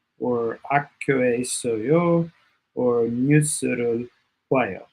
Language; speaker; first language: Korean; non-native, learner; Italian